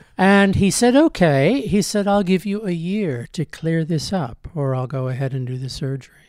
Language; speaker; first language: English; native; English